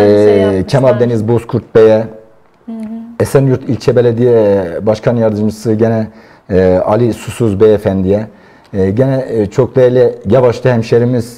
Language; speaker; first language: Turkish; native; Turkish